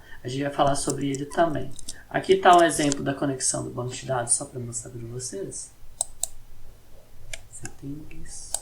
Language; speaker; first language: Portuguese; native; Portuguese